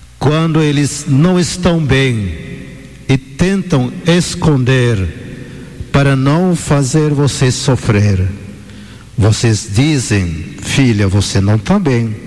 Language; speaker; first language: Portuguese; non-native, fluent; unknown